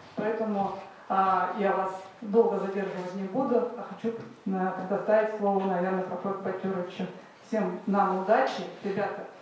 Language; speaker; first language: Russian; native; Russian